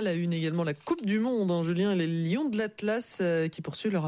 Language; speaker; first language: French; native; French